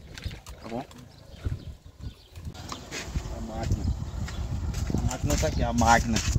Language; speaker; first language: Portuguese; native; Portuguese